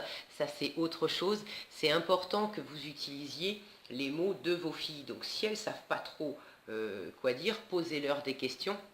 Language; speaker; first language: French; native; French